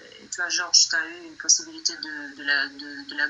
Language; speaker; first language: French; non-native, fluent; Bosnian